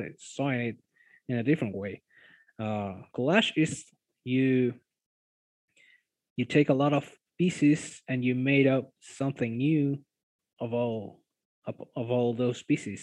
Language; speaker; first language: English; non-native, fluent; Spanish